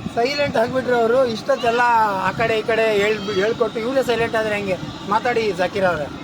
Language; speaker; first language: Kannada; non-native, local second language; Urdu